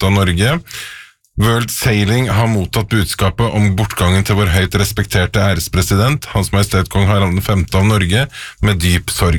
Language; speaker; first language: Norwegian; native; Norwegian